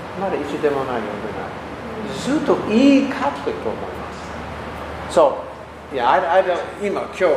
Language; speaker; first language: Japanese; non-native, learner; English